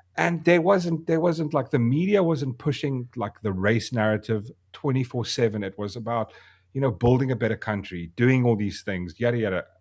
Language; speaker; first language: English; native; English